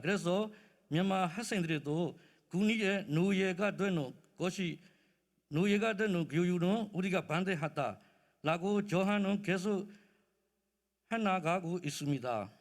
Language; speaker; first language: Korean; non-native, learner; Burmese